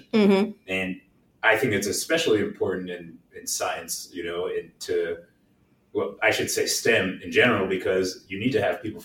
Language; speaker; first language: English; native; English